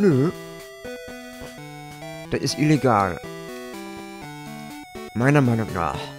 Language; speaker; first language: German; native; German